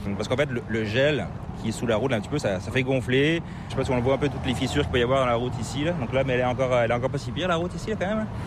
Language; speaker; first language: French; native; French